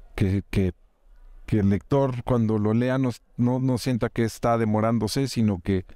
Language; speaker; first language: Spanish; native; Spanish